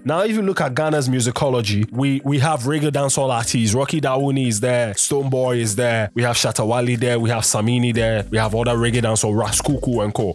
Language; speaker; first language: English; non-native, local second language; Akan